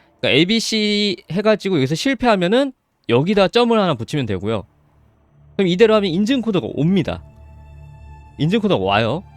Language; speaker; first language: Korean; native; Korean